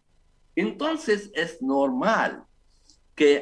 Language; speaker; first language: Spanish; non-native, fluent; Arabic